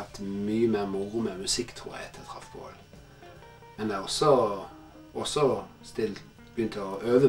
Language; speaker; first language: Norwegian; native; Norwegian